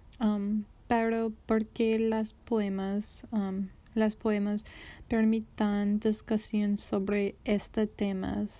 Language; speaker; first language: Spanish; non-native, learner; English